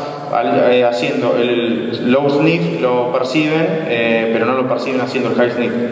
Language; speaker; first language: Spanish; native; Spanish